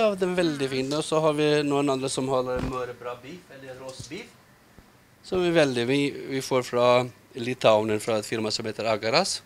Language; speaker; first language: Norwegian; non-native, learner; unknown